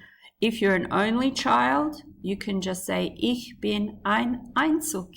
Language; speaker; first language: German; non-native, fluent; English